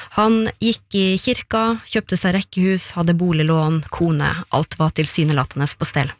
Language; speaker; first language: Norwegian; native; Norwegian